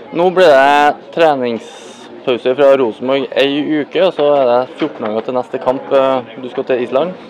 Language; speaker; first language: Norwegian; native; Norwegian